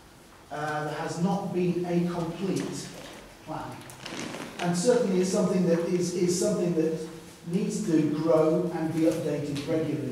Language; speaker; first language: English; native; English